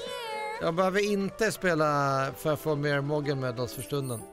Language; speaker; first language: Swedish; native; Swedish